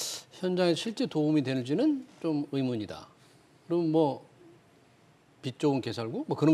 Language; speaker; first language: Korean; native; Korean